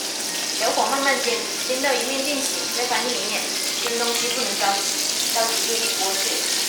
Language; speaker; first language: Chinese; native; Chinese